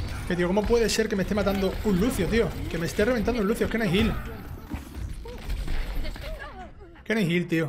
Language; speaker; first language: Spanish; native; Spanish